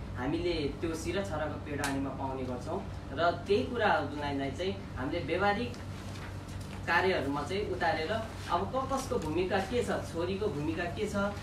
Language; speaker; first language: Nepali; non-native, local second language; Gurung